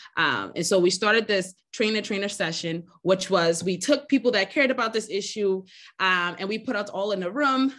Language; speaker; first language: English; native; English